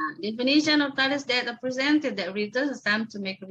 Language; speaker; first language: English; non-native, learner; Indonesian